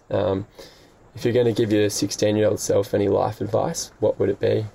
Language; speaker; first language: English; native; English